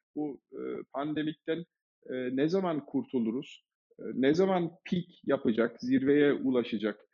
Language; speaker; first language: Turkish; early bilingual, heritage; Turkish